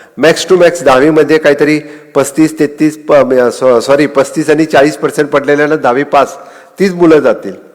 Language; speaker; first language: Marathi; non-native, local second language; Konkani